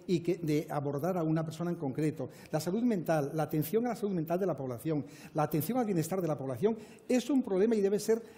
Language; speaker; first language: Spanish; native; Spanish